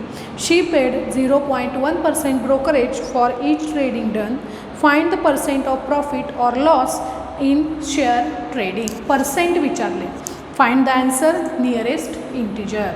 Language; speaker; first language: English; non-native, local second language; Marathi